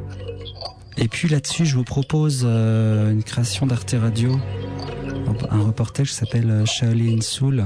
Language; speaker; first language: French; native; French